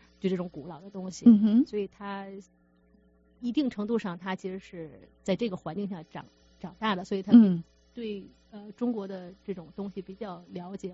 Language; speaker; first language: Chinese; native; Chinese